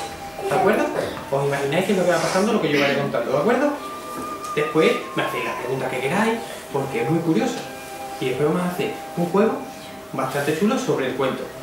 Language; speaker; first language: Spanish; native; Spanish